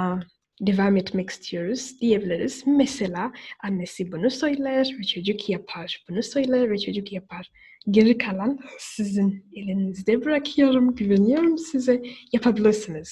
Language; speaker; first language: Turkish; non-native, fluent; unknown